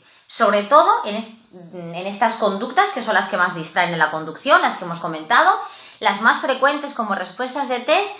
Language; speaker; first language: Spanish; native; Spanish